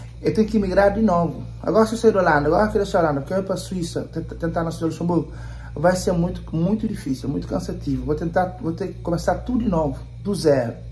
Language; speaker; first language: Portuguese; non-native, local second language; Kabuverdianu